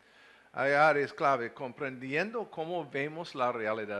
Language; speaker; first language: Spanish; non-native, learner; English